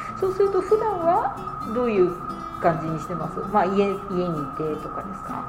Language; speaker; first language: Japanese; native; Japanese